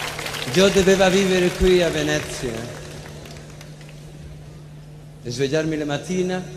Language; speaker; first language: Italian; non-native, learner; Spanish